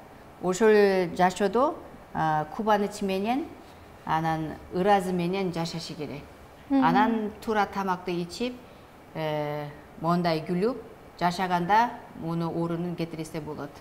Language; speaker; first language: Kyrgyz; non-native, learner; Korean